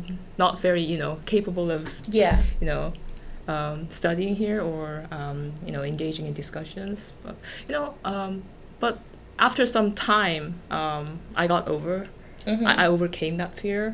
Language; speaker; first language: English; non-native, fluent; Korean